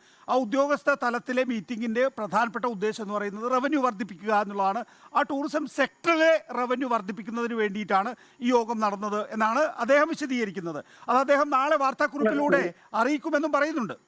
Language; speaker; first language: Malayalam; native; Malayalam